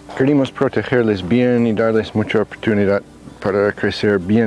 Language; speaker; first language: Spanish; non-native, fluent; English